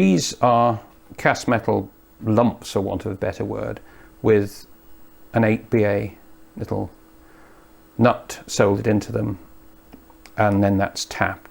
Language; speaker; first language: English; native; English